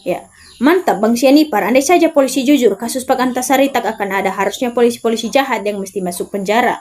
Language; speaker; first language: Indonesian; native; Indonesian